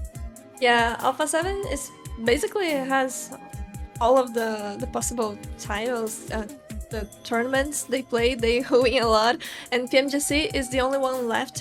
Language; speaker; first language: English; non-native, fluent; Portuguese